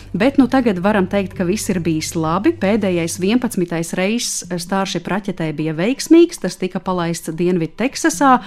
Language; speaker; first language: Latvian; native; Latvian